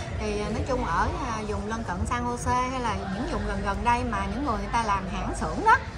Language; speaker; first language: Vietnamese; native; Vietnamese